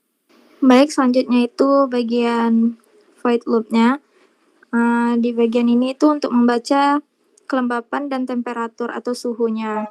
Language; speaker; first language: Indonesian; native; Indonesian